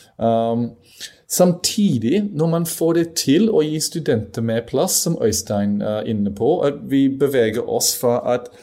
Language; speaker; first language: Norwegian; non-native, fluent; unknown